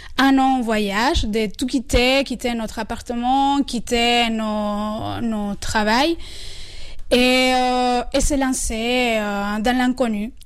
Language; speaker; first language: French; non-native, fluent; Spanish